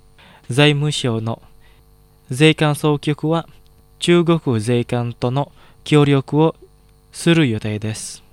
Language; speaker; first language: Japanese; non-native, fluent; Indonesian